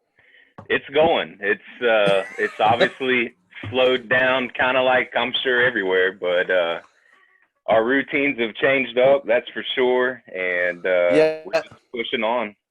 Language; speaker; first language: English; native; English